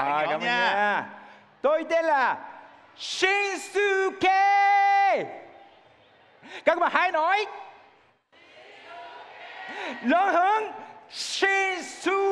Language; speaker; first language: Vietnamese; non-native, learner; Japanese